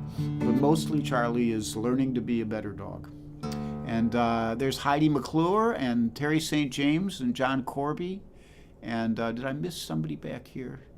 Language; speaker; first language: English; native; English